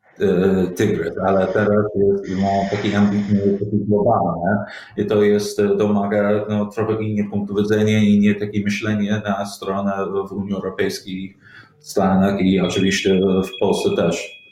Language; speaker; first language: Polish; non-native, learner; English